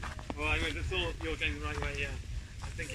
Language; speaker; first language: English; native; English